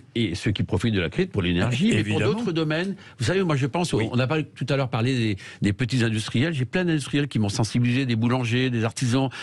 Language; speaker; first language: French; native; French